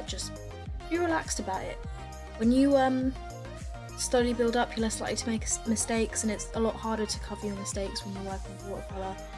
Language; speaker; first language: English; native; English